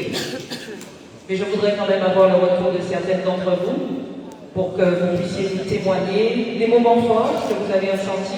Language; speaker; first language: French; native; French